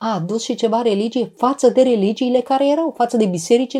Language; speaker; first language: Romanian; native; Romanian